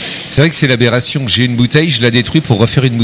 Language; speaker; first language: French; native; French